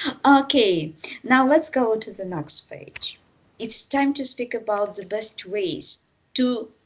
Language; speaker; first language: English; non-native, fluent; Russian